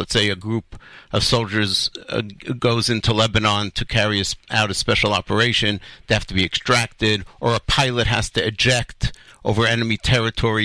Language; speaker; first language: English; native; English